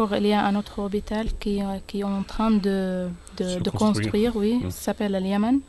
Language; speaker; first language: French; non-native, learner; Arabic